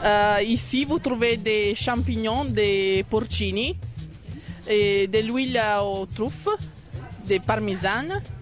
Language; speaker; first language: French; non-native, learner; Italian